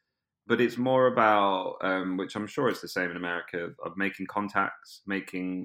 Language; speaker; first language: English; native; English